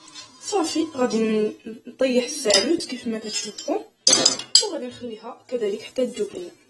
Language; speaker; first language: Arabic; native; Arabic